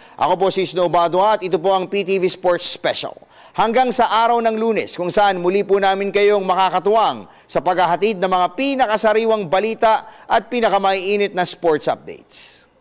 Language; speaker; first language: Filipino; native; Filipino